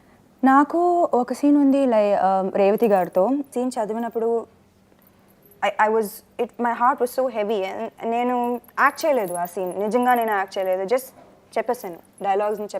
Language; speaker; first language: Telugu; non-native, fluent; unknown